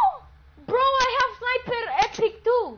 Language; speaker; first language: English; non-native, learner; Greek